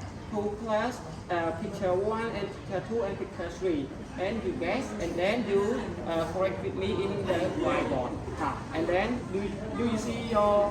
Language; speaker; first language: English; non-native, learner; Khmer